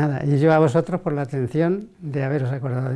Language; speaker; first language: Spanish; native; Spanish